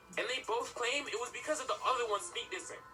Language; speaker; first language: English; native; English